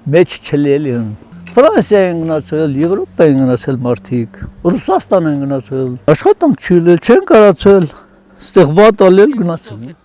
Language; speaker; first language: Armenian; native; Armenian